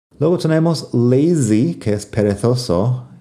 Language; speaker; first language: Spanish; non-native, fluent; English